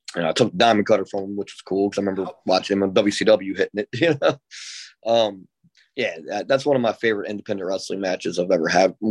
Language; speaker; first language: English; native; English